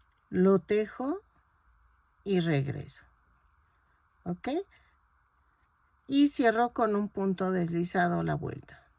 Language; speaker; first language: Spanish; native; Spanish